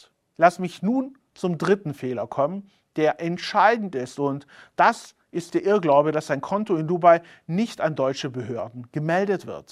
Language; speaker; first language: German; native; German